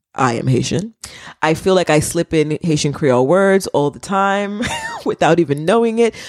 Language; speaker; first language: English; early bilingual, other home language; Haitian Creole